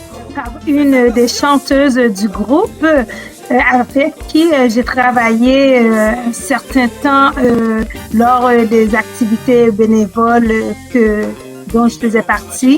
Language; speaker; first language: French; native; French